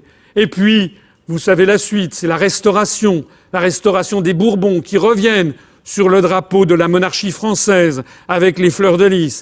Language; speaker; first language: French; native; French